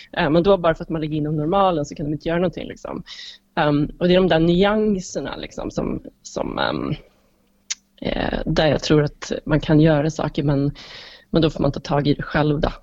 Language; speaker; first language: Swedish; native; Swedish